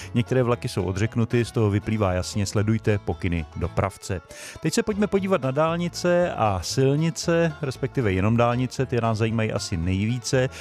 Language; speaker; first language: Czech; native; Czech